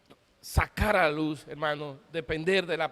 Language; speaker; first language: Spanish; native; Spanish